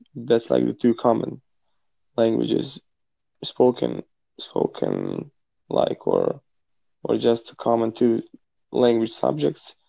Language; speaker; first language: English; non-native, fluent; Croatian